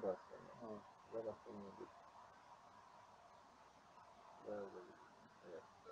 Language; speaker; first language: Polish; non-native, fluent; Ukrainian